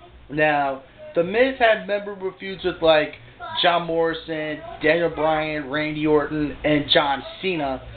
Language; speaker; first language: English; native; English